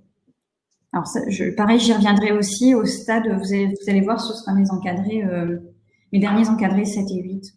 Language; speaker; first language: French; native; French